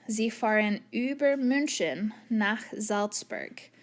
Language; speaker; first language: German; non-native, fluent; English